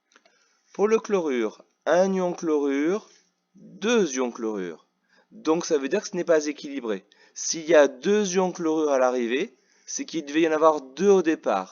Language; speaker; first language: French; native; French